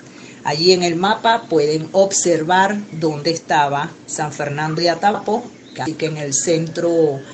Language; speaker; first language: Spanish; native; Spanish